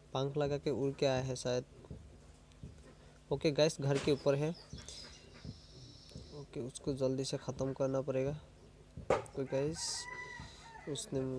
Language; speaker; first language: Hindi; non-native, local second language; Assamese